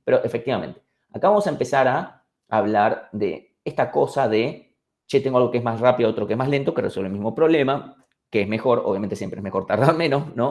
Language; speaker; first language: Spanish; native; Spanish